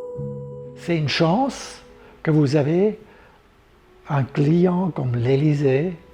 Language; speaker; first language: French; non-native, local second language; German